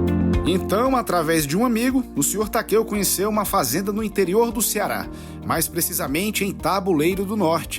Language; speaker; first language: Portuguese; native; Portuguese